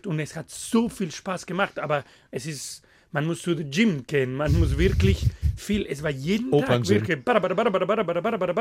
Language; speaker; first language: German; non-native, fluent; Spanish